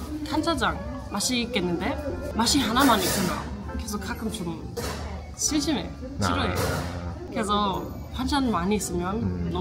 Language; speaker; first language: Korean; non-native, learner; German